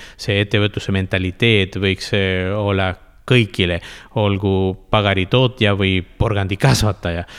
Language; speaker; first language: Estonian; non-native, fluent; Spanish